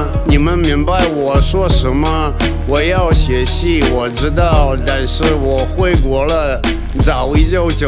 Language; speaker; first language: Chinese; non-native, learner; Russian